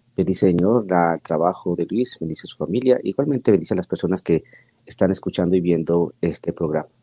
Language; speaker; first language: Spanish; native; Spanish